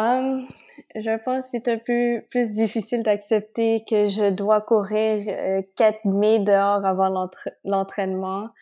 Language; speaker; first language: French; non-native, local second language; Spanish